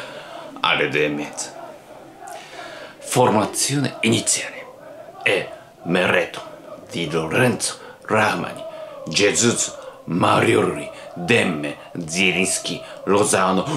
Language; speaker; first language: Italian; non-native, learner; Japanese